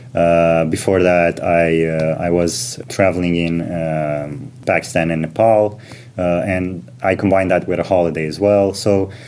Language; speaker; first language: English; non-native, fluent; Romanian